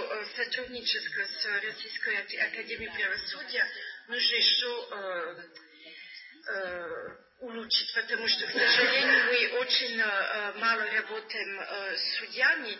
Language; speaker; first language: Russian; non-native, learner; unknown